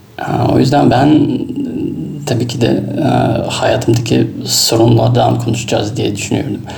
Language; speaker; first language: Turkish; non-native, fluent; Russian